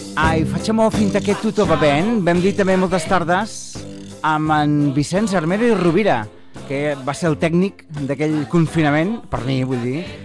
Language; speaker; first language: Catalan; native; Catalan